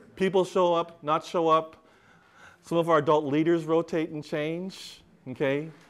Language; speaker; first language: English; native; English